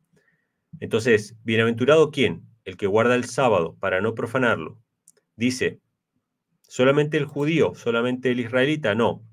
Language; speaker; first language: Spanish; native; Spanish